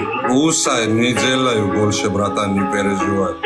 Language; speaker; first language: Russian; non-native, fluent; Georgian